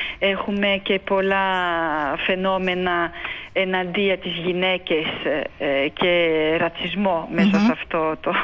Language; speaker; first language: Greek; early bilingual, heritage; Greek